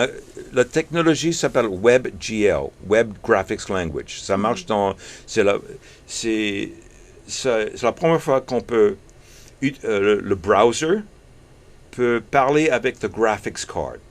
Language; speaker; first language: French; early bilingual, heritage; English